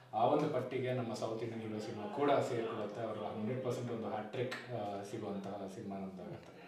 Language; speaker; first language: Kannada; native; Kannada